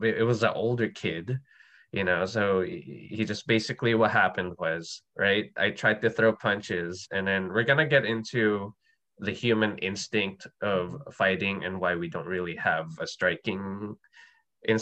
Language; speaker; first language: English; non-native, local second language; Filipino